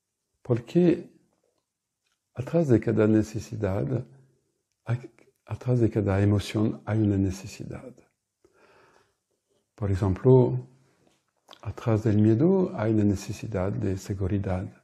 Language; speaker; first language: Spanish; non-native, fluent; French